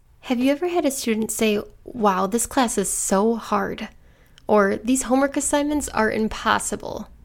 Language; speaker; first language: English; native; English